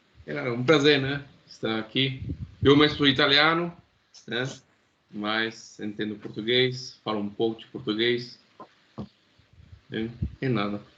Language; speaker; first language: Portuguese; non-native, learner; Italian